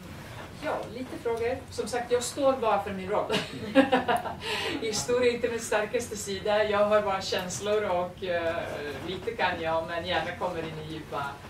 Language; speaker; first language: Swedish; non-native, fluent; Serbian